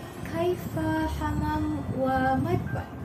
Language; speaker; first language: Arabic; non-native, learner; Malay